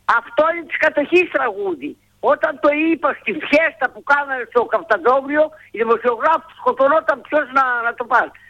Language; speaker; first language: Greek; native; Greek